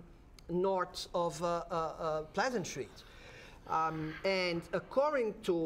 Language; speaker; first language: English; non-native, fluent; Portuguese